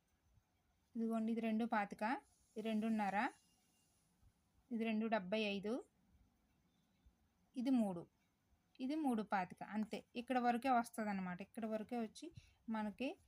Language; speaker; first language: Telugu; native; Telugu